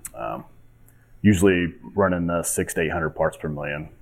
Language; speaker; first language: English; native; English